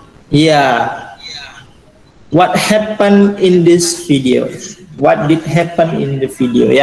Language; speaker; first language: English; non-native, fluent; Indonesian